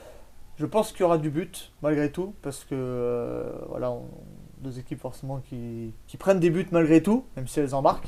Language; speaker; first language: French; native; French